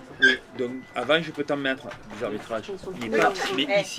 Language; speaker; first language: French; native; French